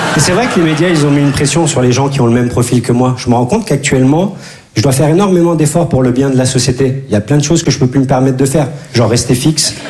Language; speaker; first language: French; early bilingual, other home language; Turkish